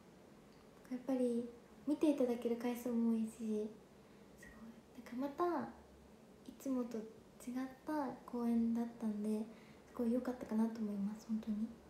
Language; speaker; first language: Japanese; native; Japanese